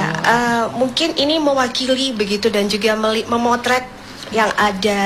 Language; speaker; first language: Indonesian; native; Indonesian